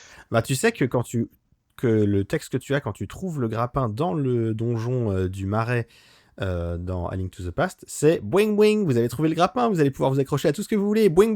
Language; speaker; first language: French; native; French